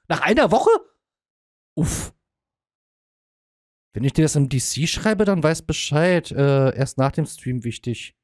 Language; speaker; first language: German; native; German